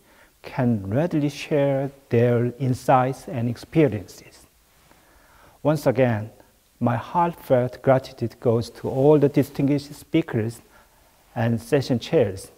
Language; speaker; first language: English; non-native, fluent; Korean